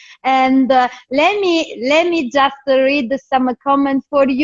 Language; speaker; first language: English; non-native, fluent; Italian